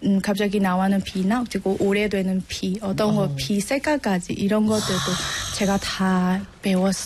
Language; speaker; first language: Korean; non-native, learner; Burmese